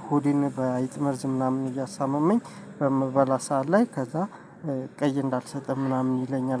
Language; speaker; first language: Amharic; native; Amharic